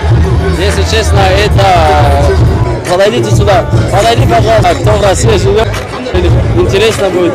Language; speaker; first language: Russian; non-native, local second language; Tajik